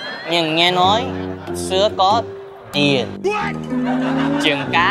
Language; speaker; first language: Vietnamese; early bilingual, other home language; Korean